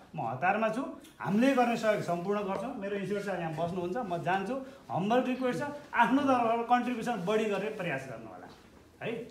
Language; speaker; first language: Nepali; native; Nepali